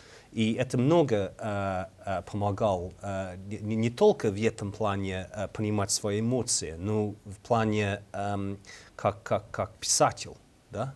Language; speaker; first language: Russian; non-native, learner; English